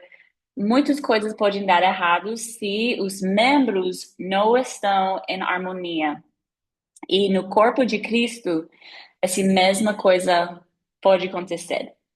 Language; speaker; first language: Portuguese; non-native, fluent; English